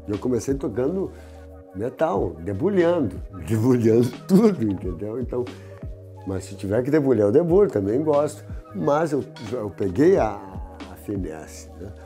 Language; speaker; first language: Portuguese; native; Portuguese